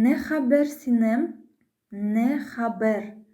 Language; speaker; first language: Turkish; non-native, fluent; Kazakh